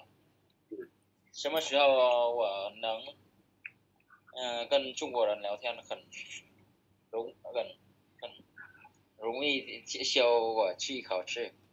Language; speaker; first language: Chinese; non-native, learner; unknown